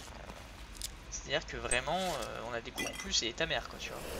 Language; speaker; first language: French; native; French